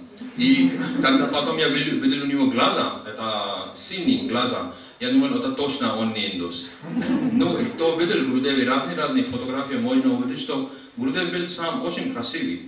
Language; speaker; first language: Russian; non-native, learner; Hindi